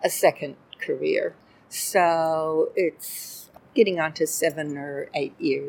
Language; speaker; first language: English; native; English